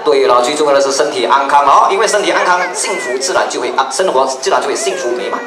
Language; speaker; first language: Chinese; native; Chinese